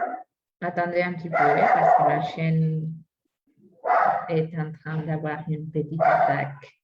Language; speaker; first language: French; non-native, fluent; Spanish